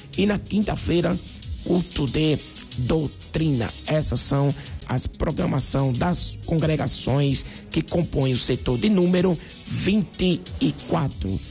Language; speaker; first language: Portuguese; native; Portuguese